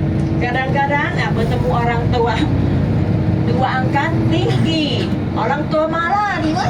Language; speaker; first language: Indonesian; non-native, learner; Thai